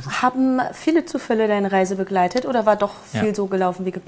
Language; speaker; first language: German; native; German